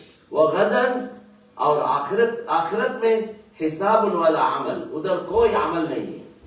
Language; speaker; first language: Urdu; non-native, fluent; Tamil